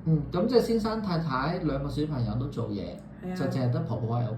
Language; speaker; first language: Cantonese; native; Cantonese